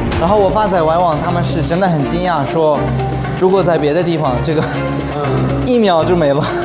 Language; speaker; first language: Chinese; non-native, fluent; Arabic